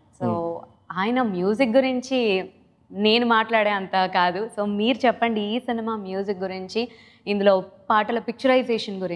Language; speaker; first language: Telugu; native; Telugu